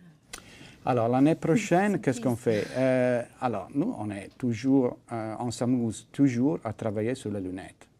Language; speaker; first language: French; non-native, fluent; Italian